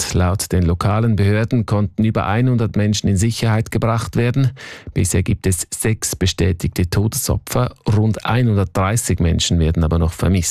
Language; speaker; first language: German; native; German